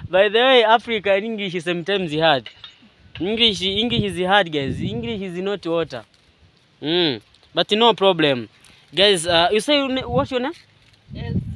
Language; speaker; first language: English; non-native, learner; Swahili